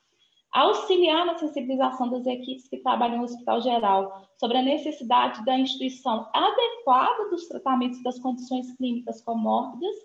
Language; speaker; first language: Portuguese; native; Portuguese